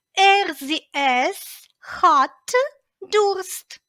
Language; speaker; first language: German; non-native, fluent; Ukrainian